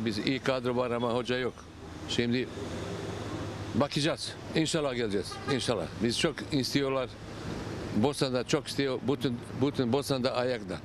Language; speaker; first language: Turkish; non-native, learner; Bosnian